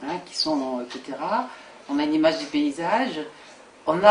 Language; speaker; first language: French; native; French